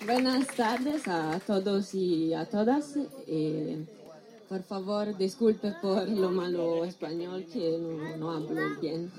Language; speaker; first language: Spanish; non-native, learner; Italian